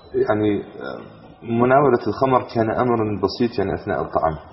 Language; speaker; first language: Arabic; non-native, fluent; English